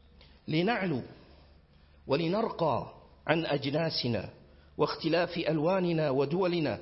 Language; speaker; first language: Arabic; native; Arabic